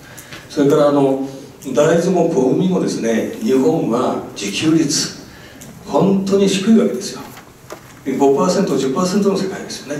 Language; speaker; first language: Japanese; native; Japanese